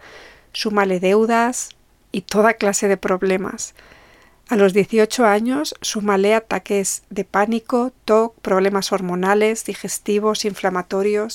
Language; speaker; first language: Spanish; native; Spanish